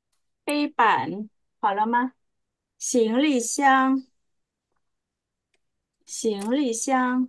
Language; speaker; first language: Chinese; non-native, fluent; Vietnamese